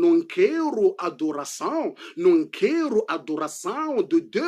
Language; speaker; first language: Portuguese; non-native, learner; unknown